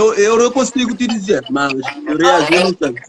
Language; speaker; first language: Portuguese; non-native, learner; Kabuverdianu